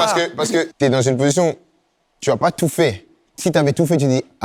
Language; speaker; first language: French; native; French